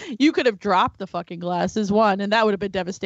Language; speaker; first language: English; native; English